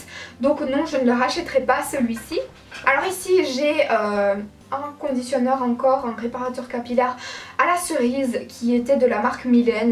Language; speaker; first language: French; native; French